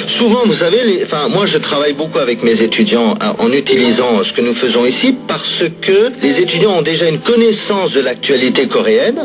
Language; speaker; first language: French; native; French